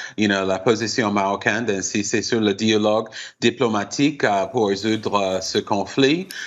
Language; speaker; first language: French; non-native, fluent; English